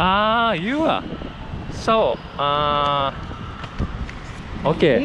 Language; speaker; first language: English; non-native, learner; Japanese